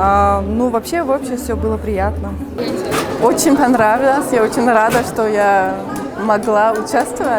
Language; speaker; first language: Russian; non-native, learner; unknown